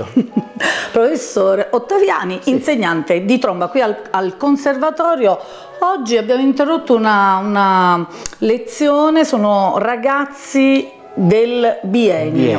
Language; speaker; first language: Italian; native; Italian